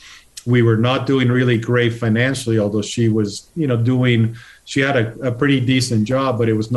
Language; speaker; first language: English; non-native, fluent; Spanish